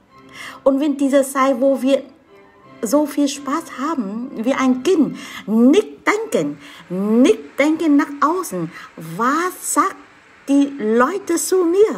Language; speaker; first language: German; non-native, learner; Vietnamese